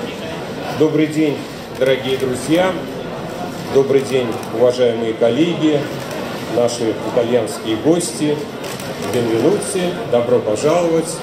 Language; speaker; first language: Russian; native; Russian